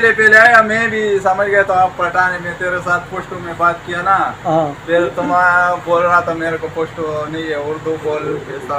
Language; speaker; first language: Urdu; non-native, local second language; Pashto